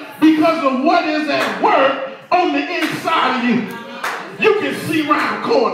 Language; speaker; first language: English; native; English